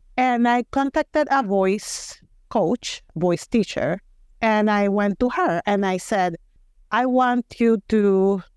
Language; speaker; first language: English; non-native, fluent; Spanish